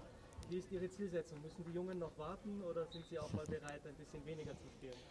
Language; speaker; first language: German; native; German